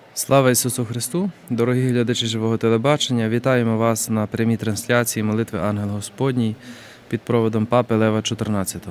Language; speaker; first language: Ukrainian; native; Ukrainian